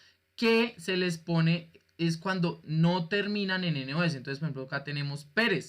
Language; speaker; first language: Spanish; native; Spanish